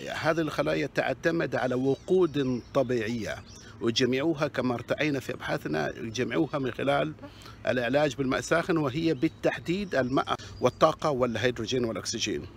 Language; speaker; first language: Arabic; native; Arabic